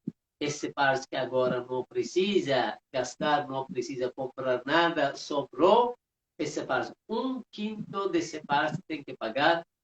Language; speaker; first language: Portuguese; non-native, fluent; Persian